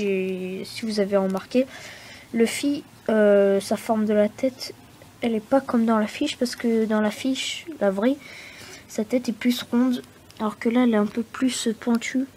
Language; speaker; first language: French; native; French